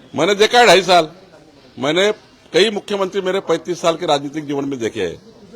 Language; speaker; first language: Hindi; non-native, local second language; Marathi